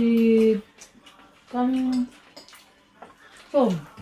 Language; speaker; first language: Korean; non-native, fluent; Filipino